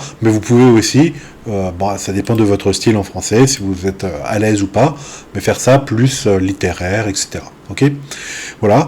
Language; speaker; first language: French; native; French